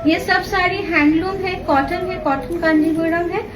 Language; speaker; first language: Hindi; non-native, local second language; Bangla